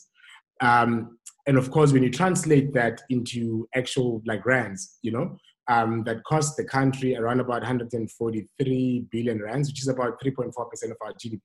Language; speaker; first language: English; non-native, local second language; Xhosa